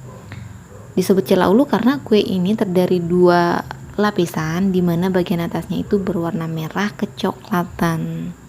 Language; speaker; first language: Indonesian; native; Indonesian